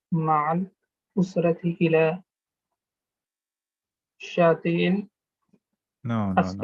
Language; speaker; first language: Arabic; non-native, learner; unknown